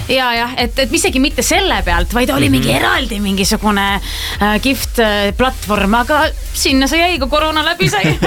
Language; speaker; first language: Estonian; native; Estonian